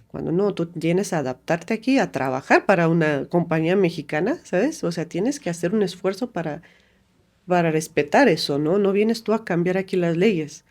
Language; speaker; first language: Spanish; non-native, fluent; Romanian